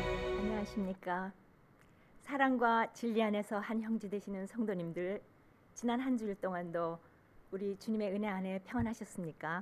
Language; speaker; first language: Korean; native; Korean